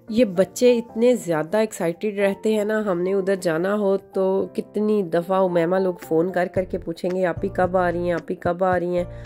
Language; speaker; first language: Urdu; non-native, local second language; Punjabi